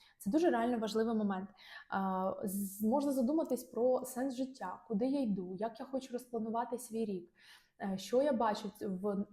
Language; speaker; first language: Ukrainian; non-native, local second language; Russian